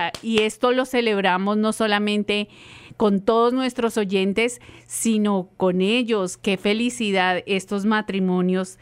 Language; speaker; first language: Spanish; native; Spanish